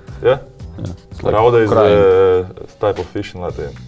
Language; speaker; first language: English; non-native, fluent; Latvian